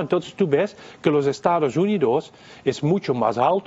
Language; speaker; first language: Spanish; non-native, fluent; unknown